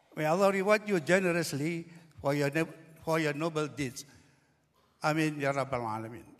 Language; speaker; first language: English; non-native, local second language; Malay